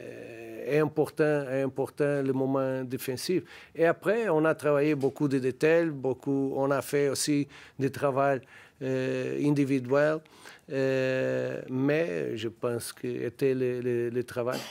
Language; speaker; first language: French; non-native, learner; Portuguese